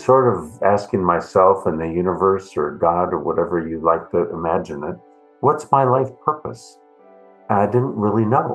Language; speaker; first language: English; native; English